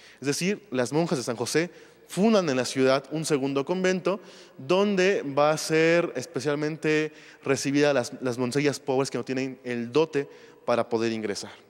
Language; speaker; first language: Spanish; native; Spanish